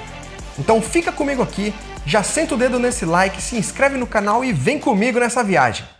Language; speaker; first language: Portuguese; native; Portuguese